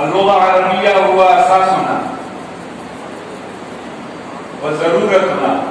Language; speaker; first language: Arabic; non-native, learner; Urdu